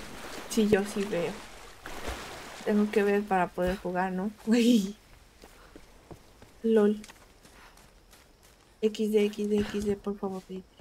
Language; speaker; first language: Spanish; native; Spanish